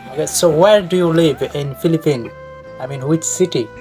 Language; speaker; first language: English; non-native, learner; Bangla